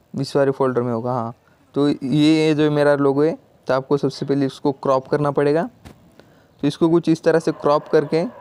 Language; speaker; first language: Hindi; non-native, local second language; Marathi